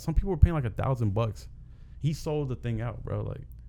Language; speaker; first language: English; early bilingual, other home language; Spanish